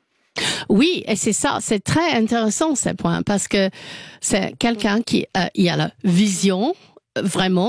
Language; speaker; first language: French; non-native, learner; English